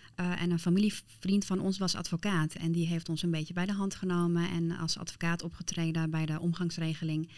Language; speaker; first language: Dutch; early bilingual, other home language; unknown